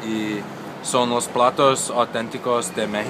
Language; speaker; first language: Spanish; non-native, learner; English